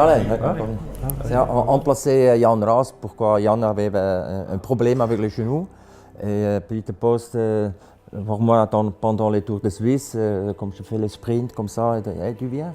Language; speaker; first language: French; non-native, local second language; German